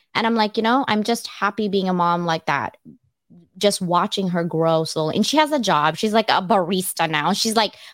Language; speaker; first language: English; early bilingual, other home language; Cebuano